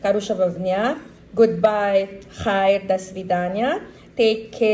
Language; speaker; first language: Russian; non-native, learner; Tajik